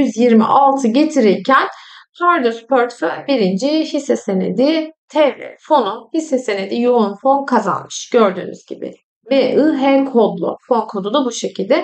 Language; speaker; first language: Turkish; native; Turkish